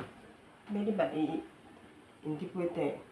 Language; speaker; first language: Filipino; non-native, learner; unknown